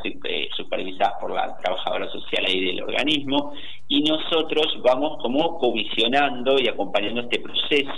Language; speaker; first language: Spanish; native; Spanish